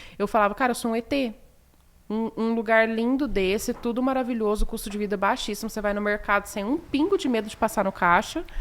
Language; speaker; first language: Portuguese; native; Portuguese